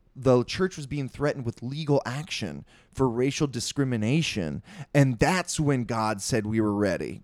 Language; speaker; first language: English; native; English